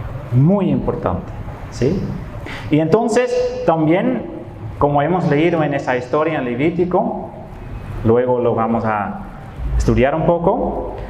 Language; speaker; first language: Spanish; non-native, fluent; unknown